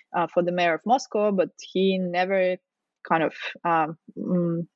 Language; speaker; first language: English; non-native, fluent; Russian